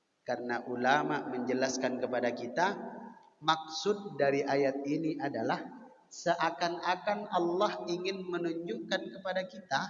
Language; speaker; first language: Indonesian; native; Indonesian